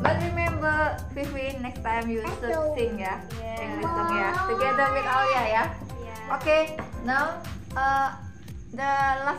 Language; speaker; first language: English; non-native, fluent; Indonesian